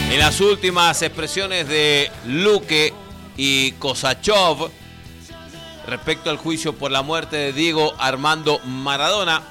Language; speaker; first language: Spanish; native; Spanish